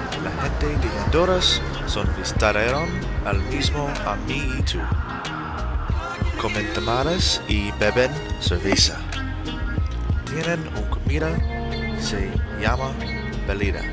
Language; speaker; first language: Spanish; non-native, learner; English